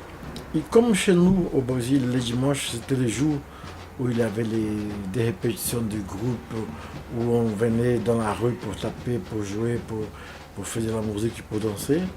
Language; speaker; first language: French; non-native, fluent; Portuguese